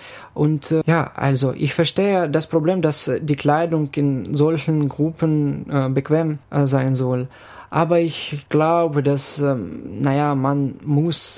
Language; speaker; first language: German; non-native, fluent; Ukrainian